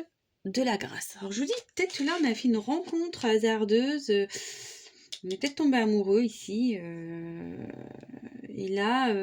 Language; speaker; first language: French; native; French